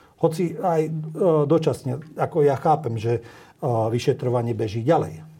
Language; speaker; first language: Slovak; non-native, local second language; Hungarian